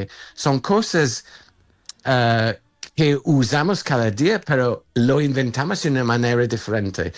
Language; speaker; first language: Spanish; non-native, fluent; English